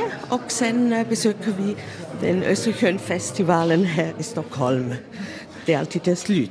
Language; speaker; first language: Swedish; non-native, fluent; German